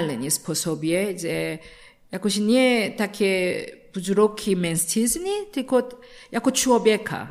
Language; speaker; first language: Polish; non-native, learner; Korean